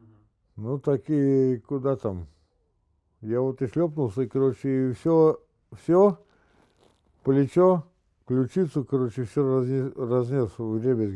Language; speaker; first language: Russian; native; Russian